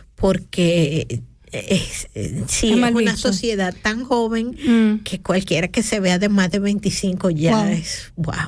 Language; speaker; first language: Spanish; native; Spanish